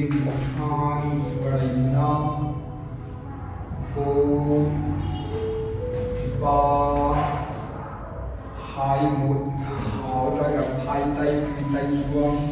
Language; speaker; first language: Vietnamese; non-native, learner; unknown